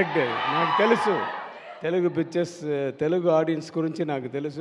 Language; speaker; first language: Telugu; non-native, learner; Tamil